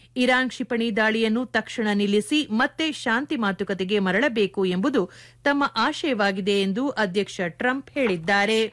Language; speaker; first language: Kannada; native; Kannada